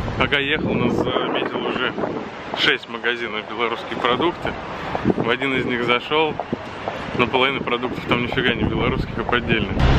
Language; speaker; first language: Russian; native; Russian